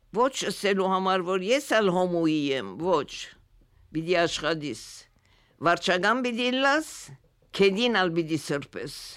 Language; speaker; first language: Armenian; early bilingual, heritage; Armenian